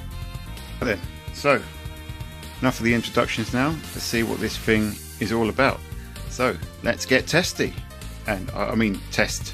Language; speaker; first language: English; native; English